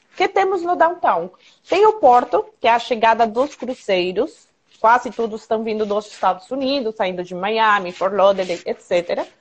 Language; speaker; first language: Portuguese; non-native, fluent; Spanish